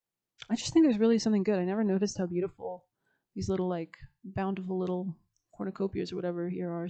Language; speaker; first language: English; native; English